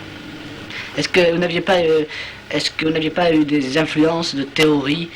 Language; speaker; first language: French; native; French